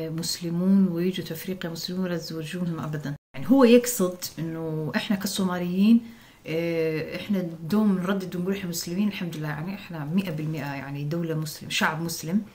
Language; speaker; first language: Arabic; non-native, local second language; Somali